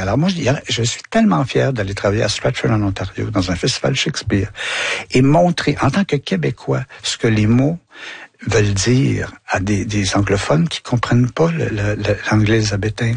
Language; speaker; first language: French; native; French